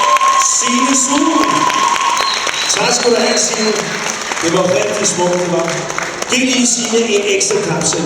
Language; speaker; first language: Danish; native; Danish